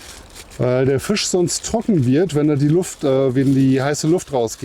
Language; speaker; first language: German; native; German